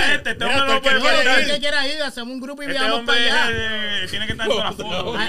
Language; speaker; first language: Spanish; native; Spanish